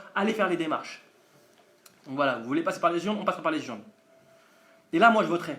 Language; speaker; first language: French; native; French